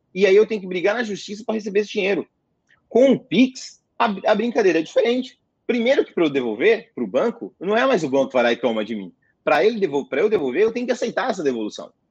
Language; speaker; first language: Portuguese; native; Portuguese